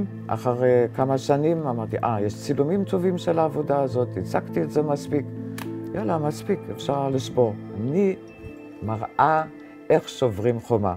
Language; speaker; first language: Hebrew; non-native, fluent; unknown